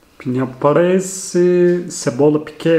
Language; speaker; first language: Portuguese; non-native, learner; Turkish